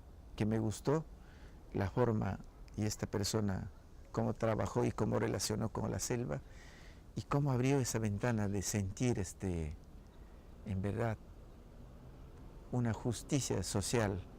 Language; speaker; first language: Spanish; non-native, local second language; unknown